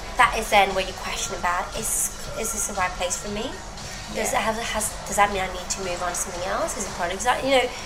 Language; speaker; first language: English; non-native, fluent; Greek